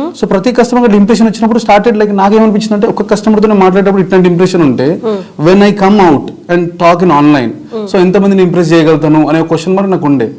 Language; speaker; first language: Telugu; native; Telugu